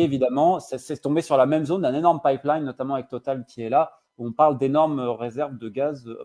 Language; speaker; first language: French; native; French